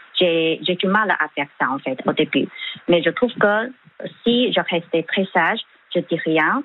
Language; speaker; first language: French; non-native, fluent; Chinese